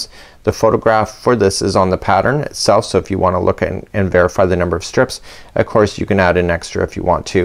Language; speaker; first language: English; native; English